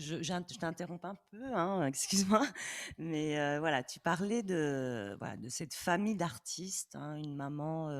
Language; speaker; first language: French; native; French